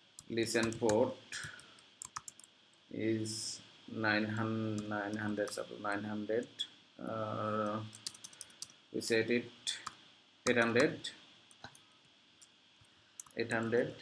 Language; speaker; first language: English; non-native, local second language; Bangla